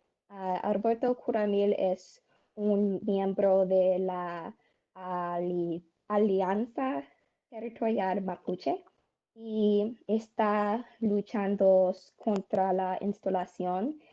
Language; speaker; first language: Spanish; non-native, learner; English